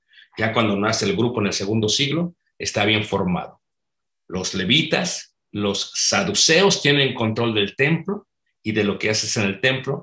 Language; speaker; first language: Spanish; native; Spanish